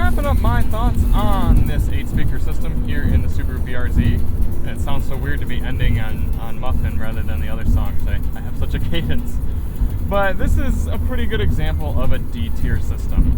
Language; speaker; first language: English; native; English